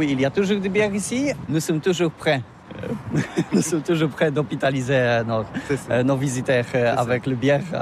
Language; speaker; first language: French; non-native, learner; Polish